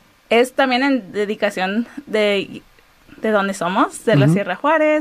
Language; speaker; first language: Spanish; early bilingual, heritage; Spanish